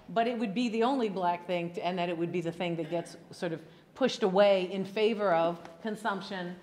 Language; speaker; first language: English; native; English